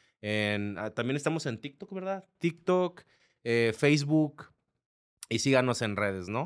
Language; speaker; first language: Spanish; native; Spanish